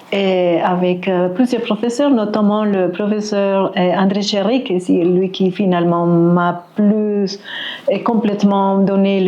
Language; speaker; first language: French; non-native, fluent; Spanish